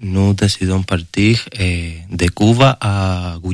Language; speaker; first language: French; non-native, learner; Spanish